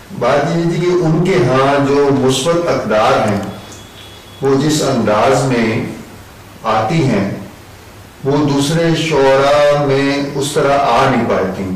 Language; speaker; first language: Urdu; non-native, local second language; Punjabi